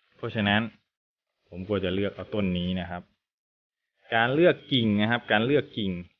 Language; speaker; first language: Thai; native; Thai